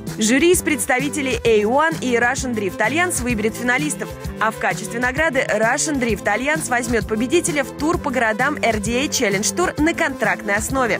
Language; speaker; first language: Russian; native; Russian